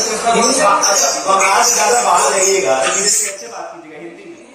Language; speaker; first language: Hindi; non-native, learner; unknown